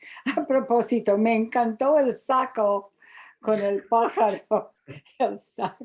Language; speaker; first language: Spanish; non-native, fluent; English